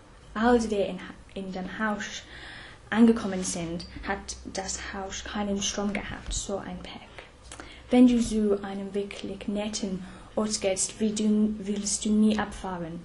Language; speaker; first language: German; non-native, fluent; English